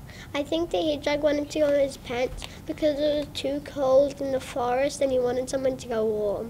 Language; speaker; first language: English; native; English